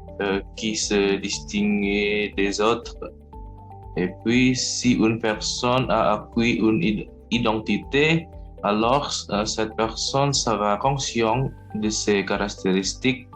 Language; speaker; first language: French; non-native, learner; Indonesian